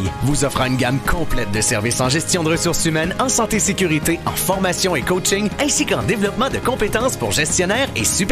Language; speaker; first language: French; native; French